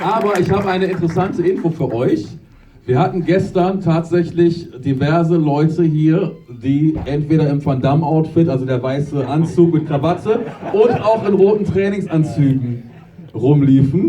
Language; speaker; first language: German; native; German